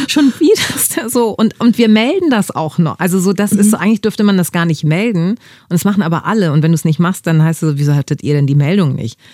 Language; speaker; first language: German; early bilingual, other home language; Greek